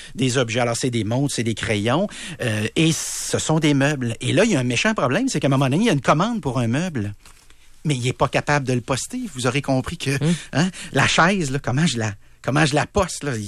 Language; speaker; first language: French; native; French